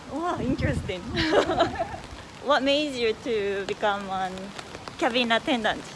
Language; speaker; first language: English; non-native, fluent; Japanese